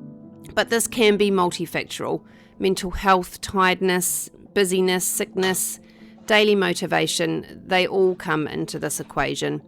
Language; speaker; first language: English; native; English